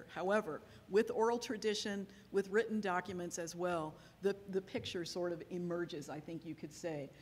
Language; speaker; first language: English; native; English